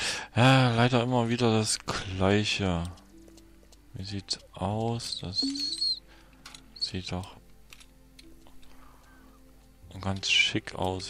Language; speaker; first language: German; native; German